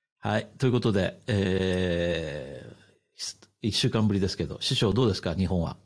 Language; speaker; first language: Japanese; native; Japanese